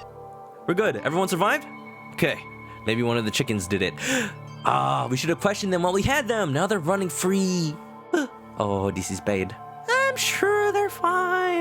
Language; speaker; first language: English; native; English